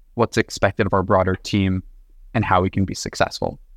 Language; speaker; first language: English; native; English